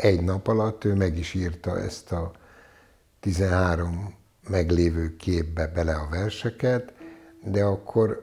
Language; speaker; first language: Hungarian; native; Hungarian